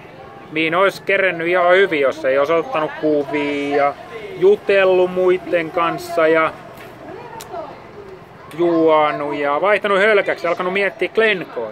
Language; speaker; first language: Finnish; native; Finnish